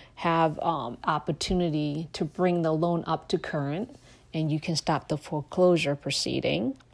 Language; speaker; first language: English; non-native, fluent; Lao